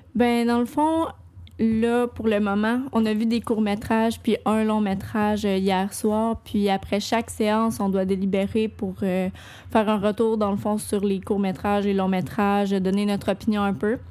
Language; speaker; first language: French; native; French